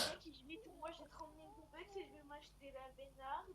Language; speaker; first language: French; native; French